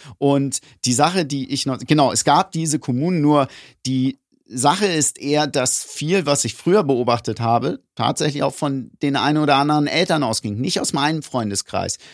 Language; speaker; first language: German; early bilingual, other home language; Greek